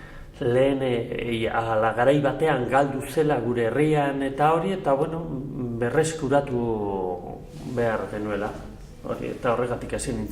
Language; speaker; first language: Basque; non-native, local second language; Spanish